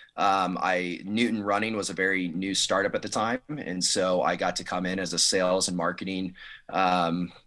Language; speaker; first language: English; native; English